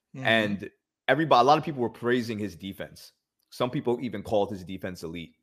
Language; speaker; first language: English; native; English